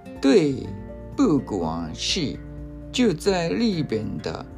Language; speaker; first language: Chinese; non-native, fluent; Japanese